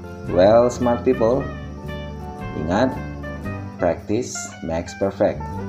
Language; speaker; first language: English; non-native, fluent; Indonesian